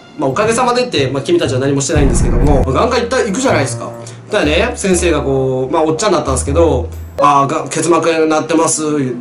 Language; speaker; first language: Japanese; native; Japanese